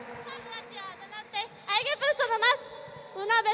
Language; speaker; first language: Spanish; non-native, learner; Korean